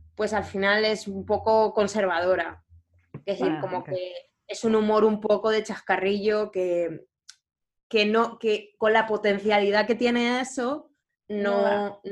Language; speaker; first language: Spanish; native; Spanish